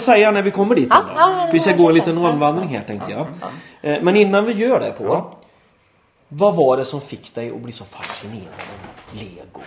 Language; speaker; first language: Swedish; native; Swedish